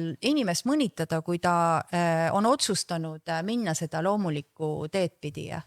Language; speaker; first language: Estonian; native; Estonian